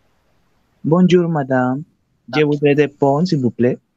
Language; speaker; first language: French; non-native, learner; Spanish